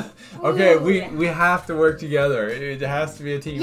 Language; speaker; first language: English; native; English